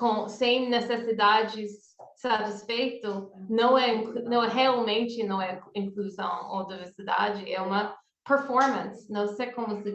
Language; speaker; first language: Portuguese; non-native, fluent; English